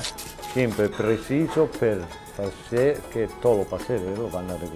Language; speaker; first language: Spanish; non-native, learner; Italian